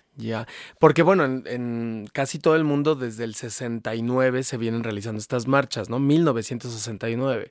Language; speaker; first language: Spanish; native; Spanish